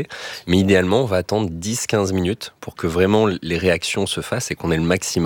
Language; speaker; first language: French; native; French